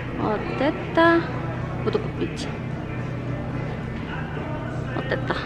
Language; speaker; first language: Russian; non-native, learner; Korean